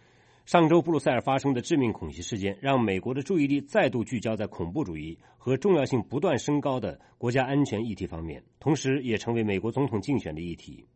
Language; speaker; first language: Chinese; native; Chinese